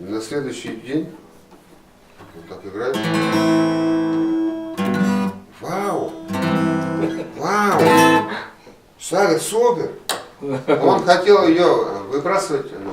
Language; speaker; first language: Russian; non-native, learner; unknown